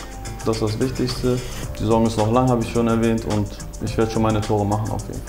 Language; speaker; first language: German; early bilingual, other home language; Turkish